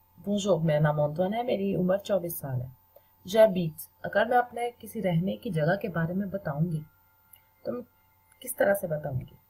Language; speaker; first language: Hindi; native; Hindi